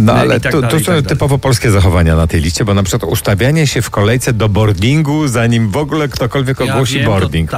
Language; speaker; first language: Polish; native; Polish